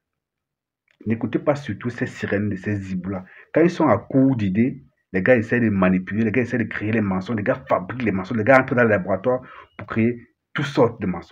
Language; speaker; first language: French; native; French